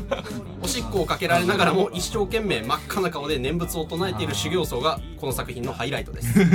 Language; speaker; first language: Japanese; native; Japanese